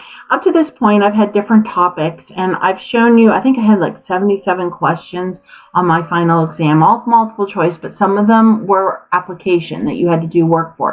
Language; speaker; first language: English; native; English